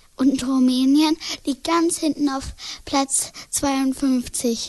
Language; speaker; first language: German; native; German